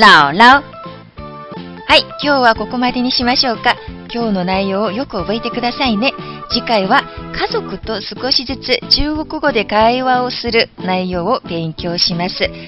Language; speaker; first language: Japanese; non-native, fluent; Chinese